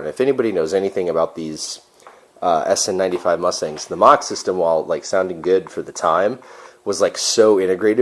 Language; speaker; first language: English; native; English